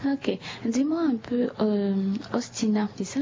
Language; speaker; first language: French; non-native, local second language; Sango